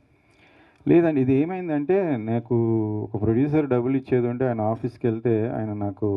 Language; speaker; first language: Telugu; native; Telugu